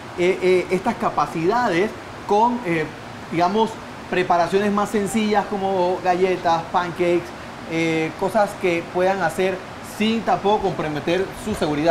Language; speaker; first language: Spanish; native; Spanish